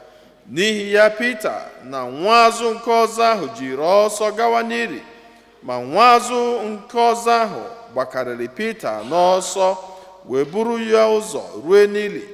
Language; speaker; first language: Igbo; native; Igbo